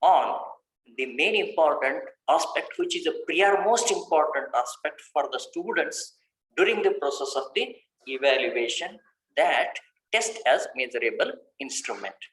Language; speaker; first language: English; non-native, local second language; Kannada